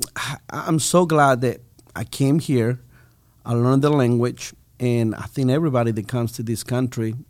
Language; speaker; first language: English; non-native, fluent; Spanish